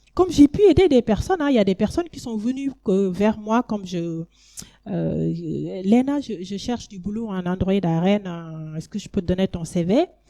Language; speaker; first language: French; non-native, local second language; Wolof